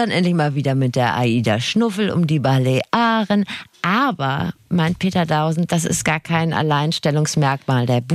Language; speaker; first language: German; native; German